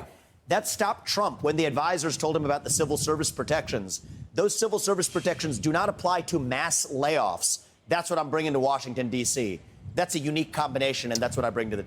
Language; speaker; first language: English; native; English